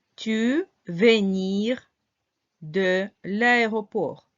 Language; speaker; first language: French; non-native, fluent; Russian